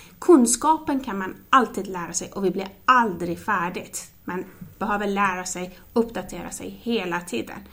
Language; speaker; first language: Swedish; non-native, fluent; Persian